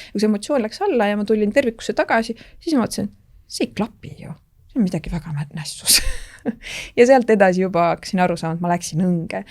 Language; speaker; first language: Estonian; native; Estonian